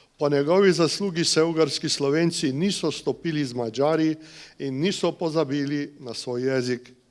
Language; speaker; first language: Slovenian; native; Slovenian